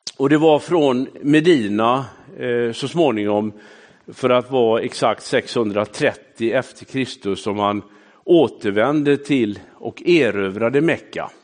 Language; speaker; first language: Swedish; native; Swedish